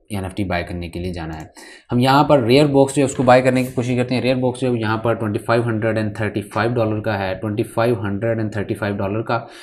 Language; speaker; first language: Hindi; native; Hindi